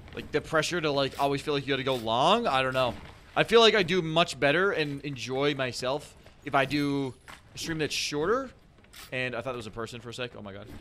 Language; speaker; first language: English; native; English